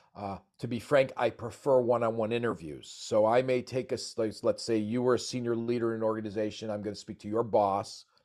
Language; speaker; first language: English; native; English